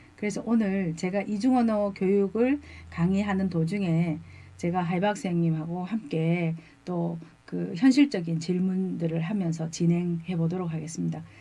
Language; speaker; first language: Korean; native; Korean